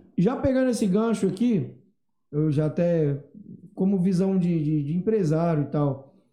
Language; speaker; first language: Portuguese; native; Portuguese